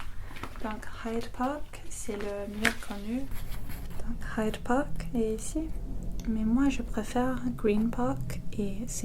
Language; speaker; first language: French; non-native, fluent; English